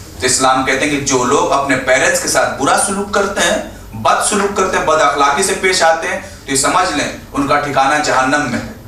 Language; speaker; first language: Urdu; native; Urdu